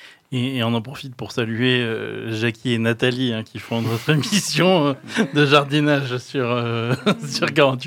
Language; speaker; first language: French; native; French